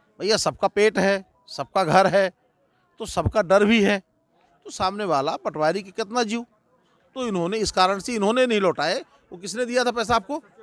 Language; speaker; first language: Hindi; native; Hindi